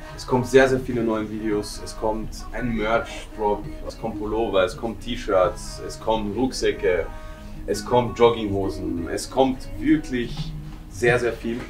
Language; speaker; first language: German; early bilingual, other home language; Serbian